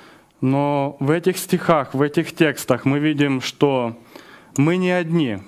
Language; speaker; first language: Polish; non-native, learner; Russian